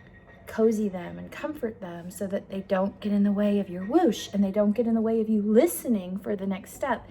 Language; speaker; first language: English; native; English